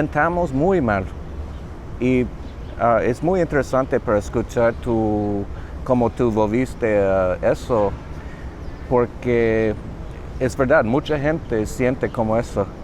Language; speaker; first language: Spanish; non-native, learner; English